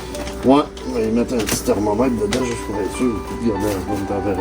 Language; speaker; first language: French; native; French